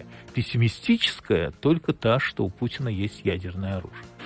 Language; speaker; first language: Polish; non-native, learner; Russian